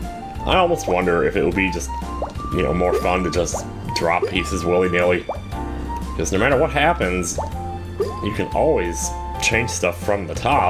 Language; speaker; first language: English; native; English